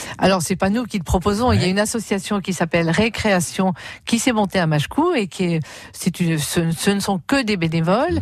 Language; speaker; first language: French; native; French